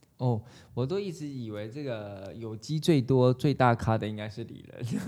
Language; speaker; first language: Chinese; native; Chinese